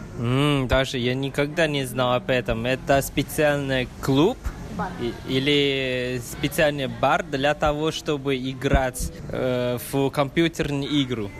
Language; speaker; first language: Russian; non-native, fluent; Chinese